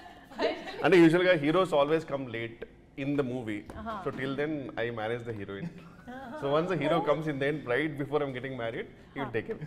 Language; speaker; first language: Telugu; native; Telugu